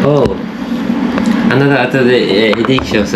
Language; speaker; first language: Japanese; non-native, learner; Portuguese